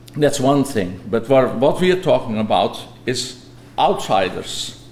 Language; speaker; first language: English; non-native, fluent; Dutch